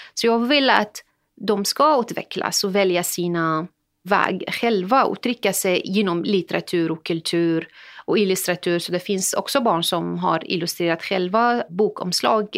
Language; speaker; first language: Swedish; non-native, fluent; Arabic